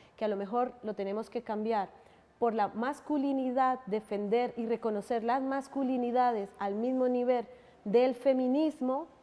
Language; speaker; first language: Spanish; native; Spanish